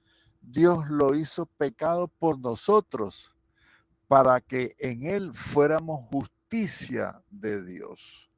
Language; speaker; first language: Spanish; native; Spanish